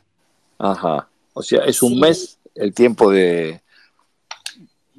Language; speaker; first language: Spanish; native; Spanish